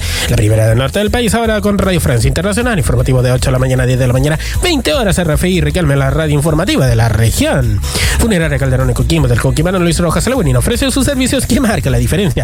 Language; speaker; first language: Spanish; native; Spanish